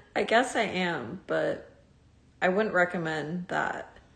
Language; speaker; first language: English; early bilingual, other home language; Chinese